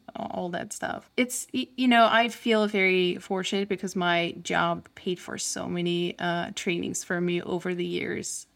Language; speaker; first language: English; non-native, fluent; Turkish